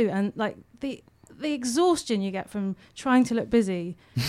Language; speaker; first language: English; native; English